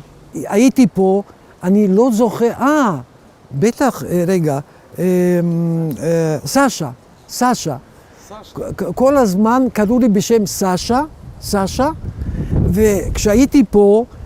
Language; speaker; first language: Hebrew; early bilingual, other home language; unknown